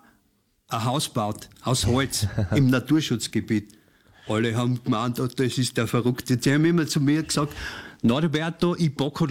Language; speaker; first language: German; native; German